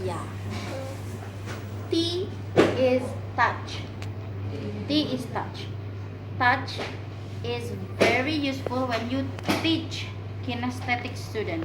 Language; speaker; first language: English; non-native, fluent; Indonesian